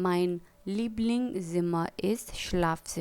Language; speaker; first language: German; non-native, learner; Hindi